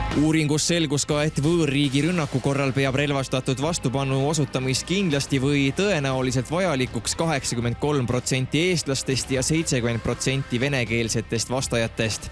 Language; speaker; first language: Estonian; native; Estonian